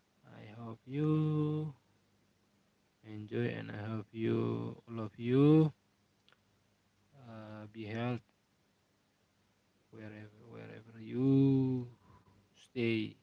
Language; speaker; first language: English; non-native, learner; Indonesian